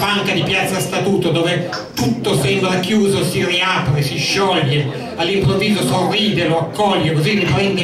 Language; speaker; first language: Italian; native; Italian